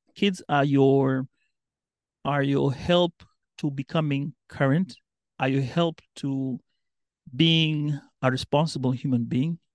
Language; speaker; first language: English; non-native, local second language; Giryama